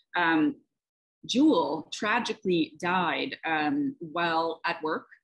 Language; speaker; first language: English; native; English